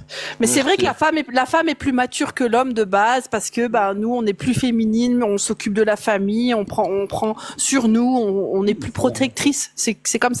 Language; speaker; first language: French; native; French